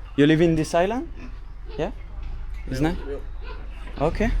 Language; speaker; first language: English; non-native, learner; French